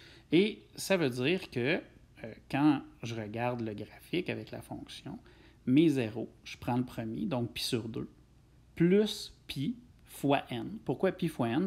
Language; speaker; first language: French; native; French